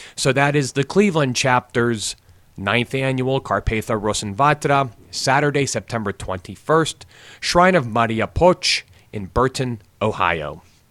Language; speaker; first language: English; native; English